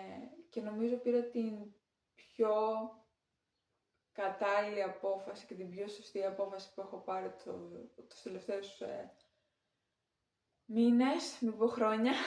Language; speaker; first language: Greek; native; Greek